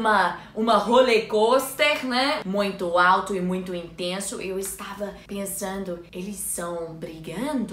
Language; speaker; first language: Portuguese; non-native, learner; English